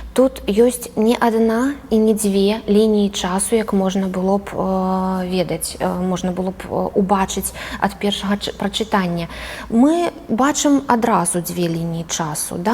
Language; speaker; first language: Belarusian; native; Belarusian